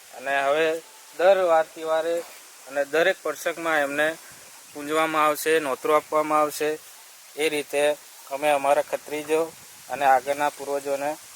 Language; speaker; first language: Gujarati; non-native, local second language; Rathawi